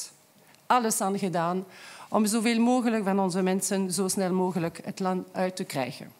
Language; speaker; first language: Dutch; non-native, local second language; French